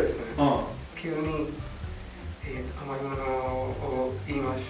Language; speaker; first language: Japanese; non-native, learner; Hindi